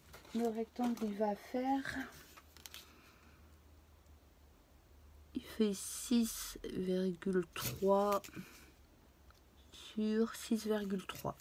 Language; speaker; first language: French; native; French